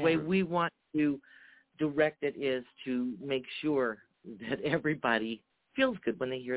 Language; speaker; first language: English; early bilingual, other home language; Japanese